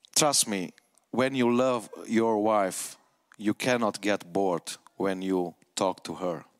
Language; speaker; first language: English; non-native, fluent; Romanian